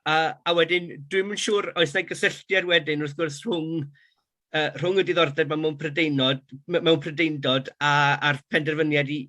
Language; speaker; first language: Welsh; native; Welsh